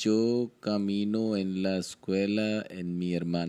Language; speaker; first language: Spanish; non-native, learner; Hindi